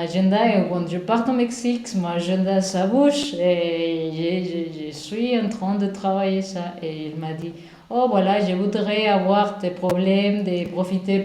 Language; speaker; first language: French; non-native, learner; Spanish